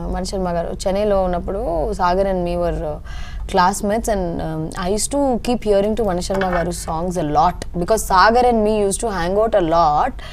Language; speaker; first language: Telugu; early bilingual, heritage; Telugu